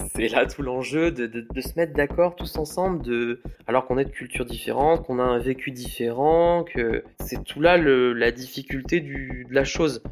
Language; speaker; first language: French; native; French